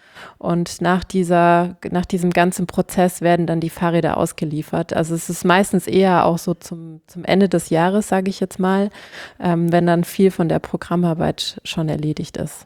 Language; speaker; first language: German; native; German